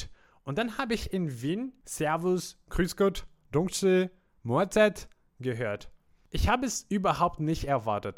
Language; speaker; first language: German; non-native, fluent; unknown